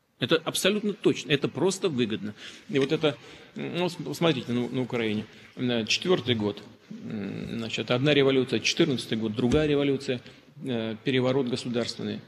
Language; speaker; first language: Russian; native; Russian